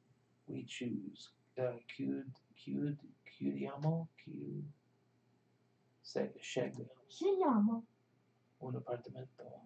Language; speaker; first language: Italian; non-native, learner; English